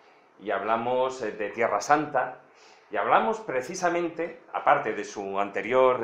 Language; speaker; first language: Spanish; native; Spanish